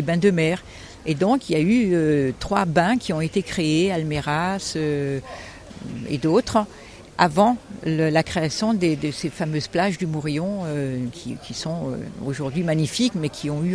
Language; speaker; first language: French; native; French